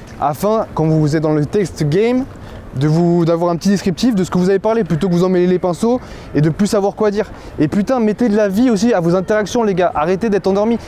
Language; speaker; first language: French; native; French